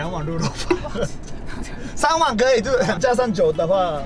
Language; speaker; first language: Chinese; native; Chinese